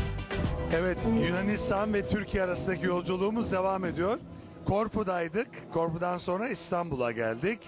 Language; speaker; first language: Turkish; native; Turkish